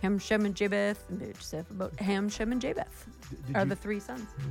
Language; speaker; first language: English; native; English